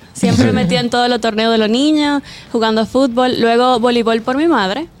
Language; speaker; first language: Spanish; native; Spanish